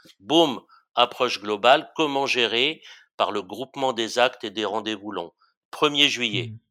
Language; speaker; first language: French; early bilingual, other home language; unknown